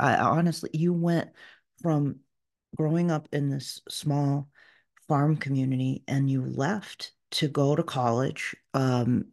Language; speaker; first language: English; early bilingual, other home language; Portuguese